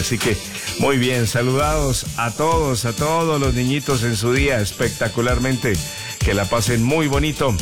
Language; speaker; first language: Spanish; native; Spanish